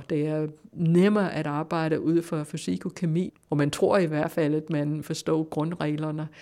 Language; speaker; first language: Danish; non-native, fluent; English